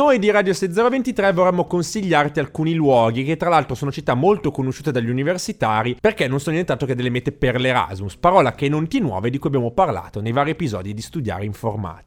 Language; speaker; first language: Italian; native; Italian